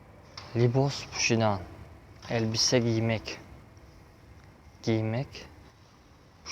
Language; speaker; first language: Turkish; non-native, learner; Tajik